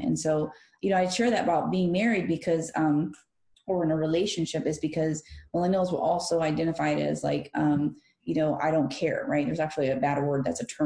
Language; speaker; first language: English; early bilingual, other home language; Spanish